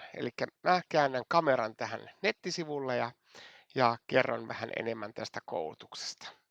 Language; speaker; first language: Finnish; non-native, fluent; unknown